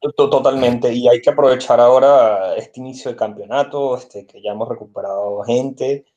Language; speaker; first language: Spanish; native; Spanish